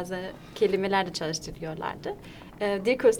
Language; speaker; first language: Turkish; non-native, fluent; German